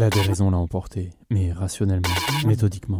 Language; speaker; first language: French; native; French